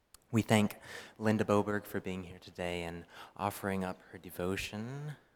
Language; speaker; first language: English; native; English